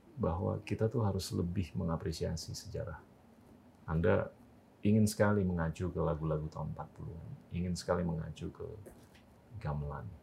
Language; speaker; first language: Indonesian; native; Indonesian